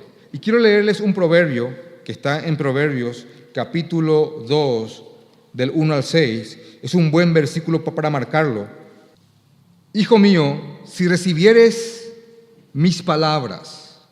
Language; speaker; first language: Spanish; native; Spanish